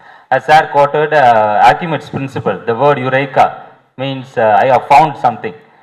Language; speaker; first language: English; non-native, local second language; Tamil